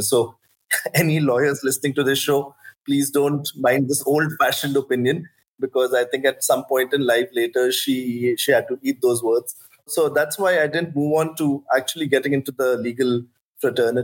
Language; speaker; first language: English; non-native, local second language; Hindi